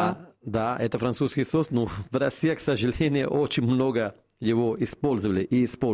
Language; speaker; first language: Russian; non-native, fluent; Italian